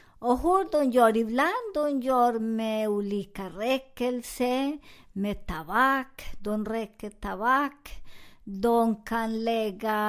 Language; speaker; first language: Swedish; non-native, learner; Spanish